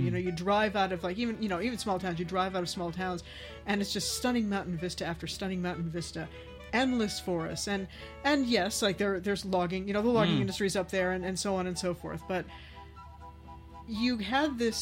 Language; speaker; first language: English; native; English